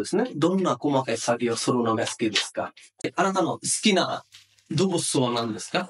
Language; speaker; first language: Japanese; non-native, fluent; Bangla